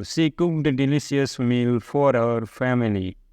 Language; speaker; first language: English; non-native, local second language; Gujarati